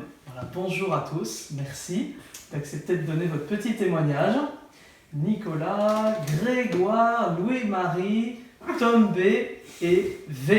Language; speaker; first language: French; native; French